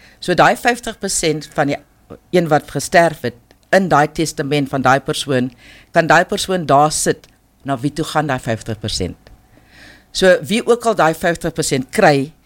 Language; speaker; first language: Afrikaans; non-native, local second language; English